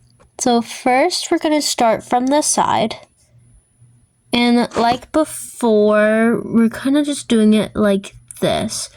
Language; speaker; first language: English; native; English